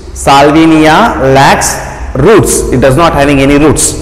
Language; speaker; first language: English; non-native, local second language; Kannada